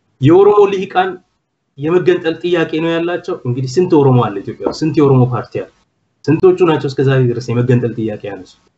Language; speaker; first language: Amharic; non-native, local second language; Oromo